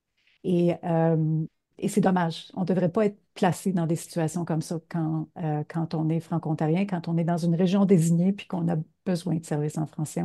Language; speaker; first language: French; native; French